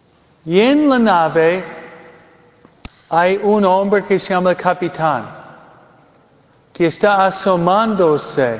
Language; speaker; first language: Spanish; non-native, fluent; French